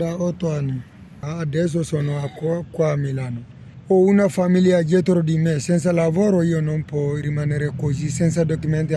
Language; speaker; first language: Italian; non-native, learner; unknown